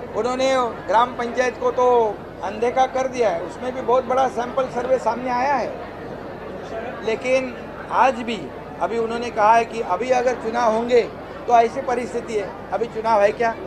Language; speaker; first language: Hindi; non-native, local second language; Marathi